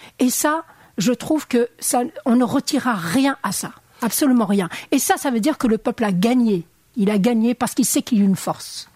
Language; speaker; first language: French; non-native, local second language; Arabic